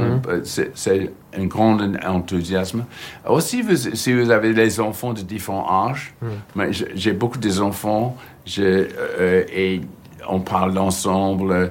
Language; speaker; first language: French; non-native, learner; English